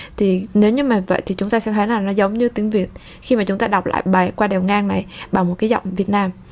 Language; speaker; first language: Vietnamese; native; Vietnamese